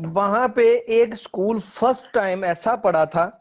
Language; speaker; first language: Urdu; non-native, local second language; Punjabi